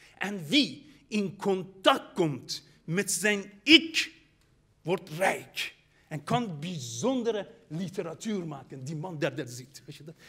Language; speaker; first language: Dutch; non-native, fluent; Persian